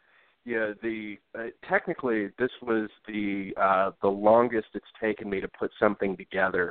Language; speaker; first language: English; native; English